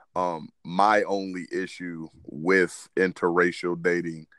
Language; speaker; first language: English; native; English